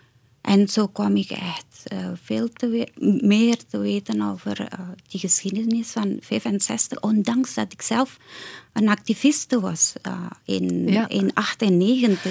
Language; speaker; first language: Dutch; non-native, fluent; Indonesian